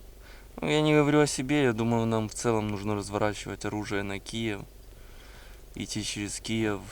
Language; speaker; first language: Russian; native; Russian